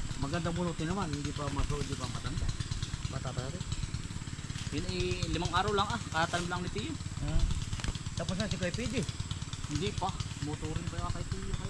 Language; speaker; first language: Filipino; native; Filipino